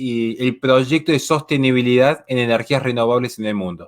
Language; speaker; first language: Spanish; native; Spanish